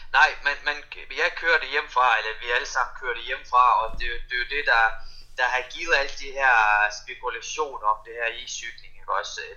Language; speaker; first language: Danish; early bilingual, other home language; Russian